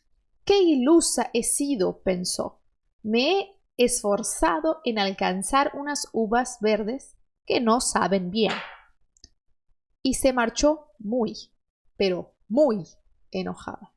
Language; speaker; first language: Spanish; non-native, fluent; Portuguese